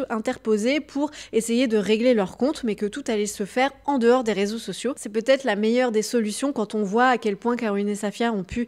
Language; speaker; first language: French; native; French